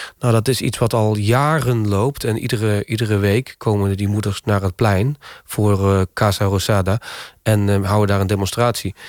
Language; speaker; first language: Dutch; native; Dutch